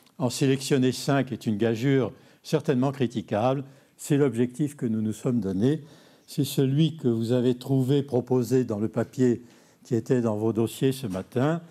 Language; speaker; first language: French; native; French